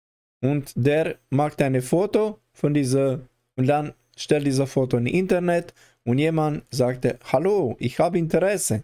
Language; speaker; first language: German; non-native, learner; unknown